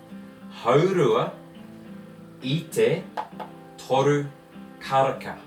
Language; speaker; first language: Māori; non-native, fluent; English